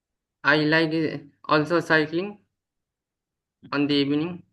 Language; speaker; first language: English; non-native, learner; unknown